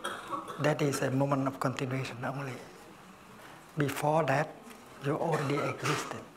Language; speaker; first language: English; non-native, fluent; Vietnamese